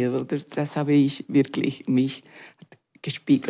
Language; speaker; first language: German; non-native, learner; Spanish